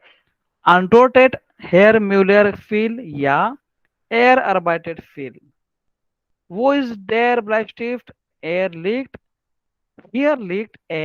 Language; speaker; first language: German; non-native, learner; Marathi